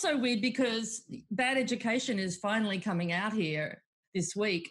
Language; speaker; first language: English; native; English